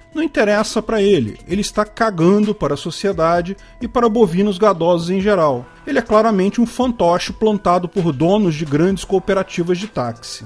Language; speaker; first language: Portuguese; native; Portuguese